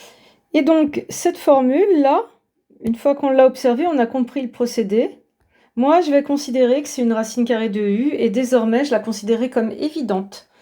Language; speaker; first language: French; native; French